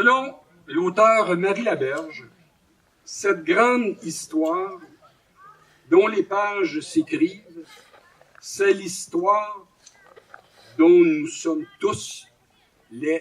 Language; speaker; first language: French; native; French